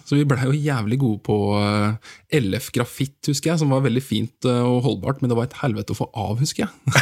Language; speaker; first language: Norwegian; native; Norwegian